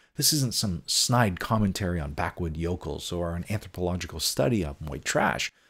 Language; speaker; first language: English; native; English